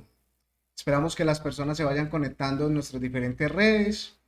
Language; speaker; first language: Spanish; native; Spanish